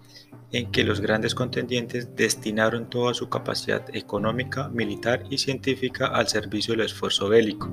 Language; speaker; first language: Spanish; native; Spanish